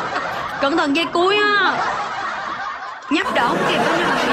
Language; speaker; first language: Vietnamese; native; Vietnamese